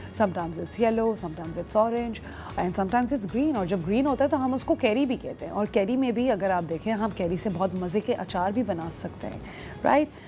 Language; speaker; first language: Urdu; native; Urdu